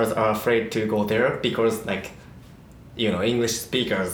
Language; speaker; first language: English; non-native, learner; Japanese